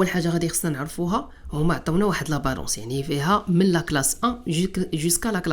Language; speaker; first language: Arabic; native; Arabic